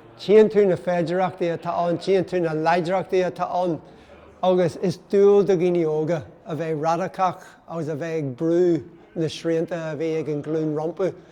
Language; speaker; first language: Irish; non-native, local second language; English